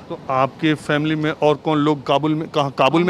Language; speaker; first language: Hindi; native; Hindi